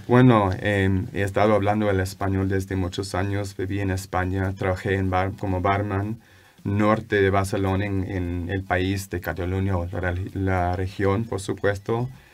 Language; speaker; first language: Spanish; non-native, fluent; English